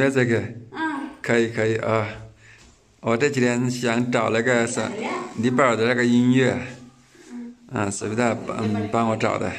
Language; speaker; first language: Chinese; native; Chinese